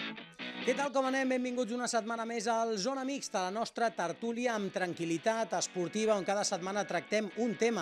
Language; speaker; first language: Catalan; native; Catalan